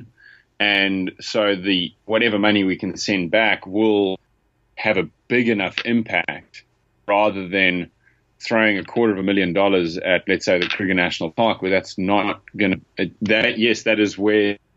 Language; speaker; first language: English; native; English